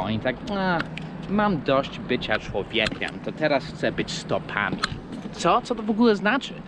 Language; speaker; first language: Polish; non-native, fluent; English